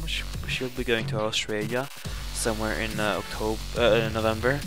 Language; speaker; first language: English; non-native, fluent; Swedish